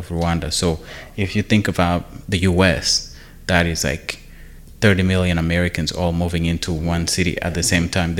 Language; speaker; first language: English; non-native, local second language; Kinyarwanda